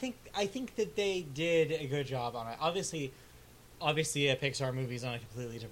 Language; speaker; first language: English; native; English